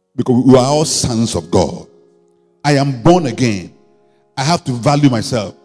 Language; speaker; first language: English; non-native, local second language; Akan